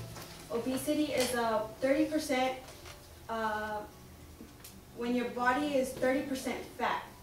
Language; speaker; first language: English; native; English